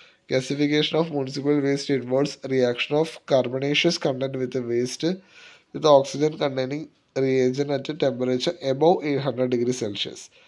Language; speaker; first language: English; non-native, local second language; Malayalam